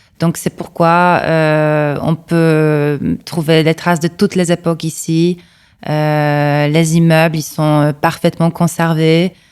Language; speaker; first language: French; non-native, fluent; Polish